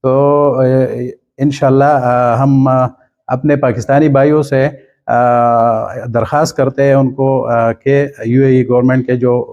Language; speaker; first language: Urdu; non-native, local second language; Pashto